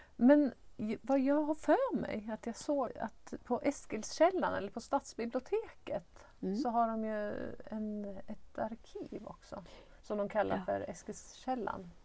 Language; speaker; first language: Swedish; native; Swedish